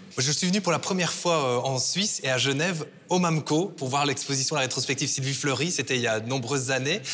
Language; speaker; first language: French; native; French